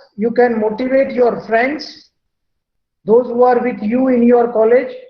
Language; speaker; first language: English; non-native, local second language; Gujarati